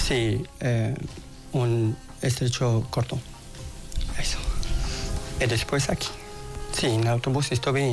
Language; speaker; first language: Spanish; non-native, learner; Arabic